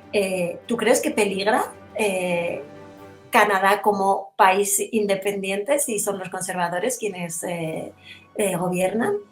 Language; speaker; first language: Spanish; native; Spanish